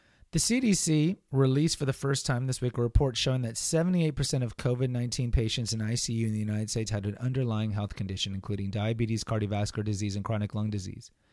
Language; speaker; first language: English; native; English